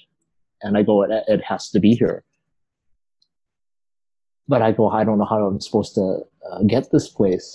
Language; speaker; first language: English; native; English